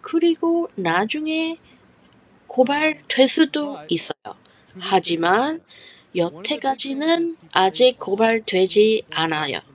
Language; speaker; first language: Korean; non-native, fluent; English